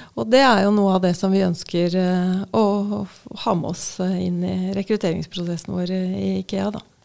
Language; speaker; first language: Norwegian; native; Norwegian